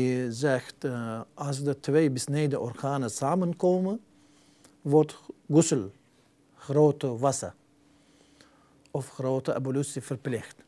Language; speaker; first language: Dutch; non-native, fluent; Turkish